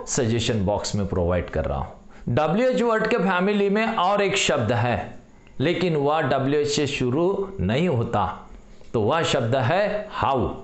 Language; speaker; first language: Hindi; non-native, local second language; Marathi